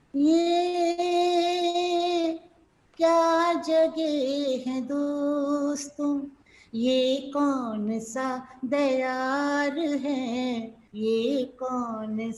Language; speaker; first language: Hindi; non-native, local second language; Marathi